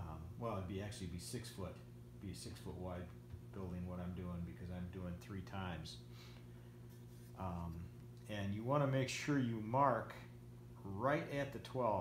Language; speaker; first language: English; native; English